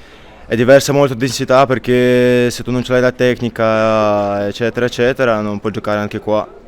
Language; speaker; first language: Italian; non-native, learner; Ukrainian